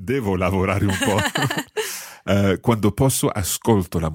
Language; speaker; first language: Italian; non-native, fluent; English